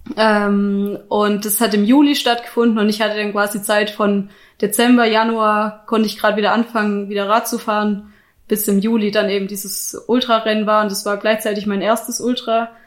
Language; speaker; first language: German; native; German